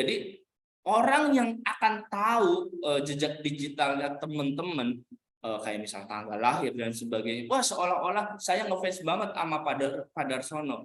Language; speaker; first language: Indonesian; native; Indonesian